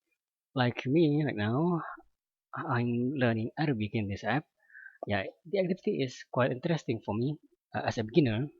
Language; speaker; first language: English; non-native, learner; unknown